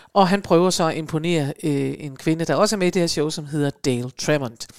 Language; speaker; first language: Danish; native; Danish